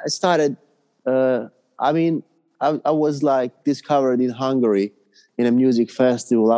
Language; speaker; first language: English; non-native, fluent; Hungarian